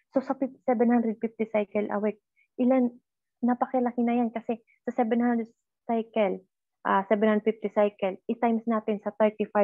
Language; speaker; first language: Filipino; native; Filipino